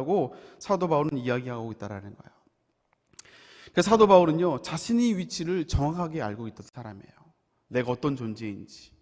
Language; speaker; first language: Korean; native; Korean